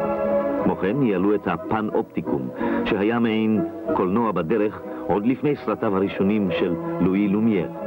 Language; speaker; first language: Hebrew; native; Hebrew